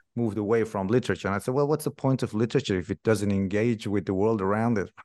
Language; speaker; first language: English; non-native, fluent; Persian